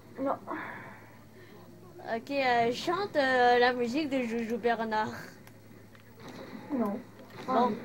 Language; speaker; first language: French; non-native, local second language; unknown